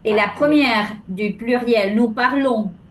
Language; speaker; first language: French; non-native, fluent; Spanish